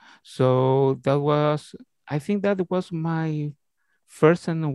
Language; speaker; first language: English; non-native, learner; Spanish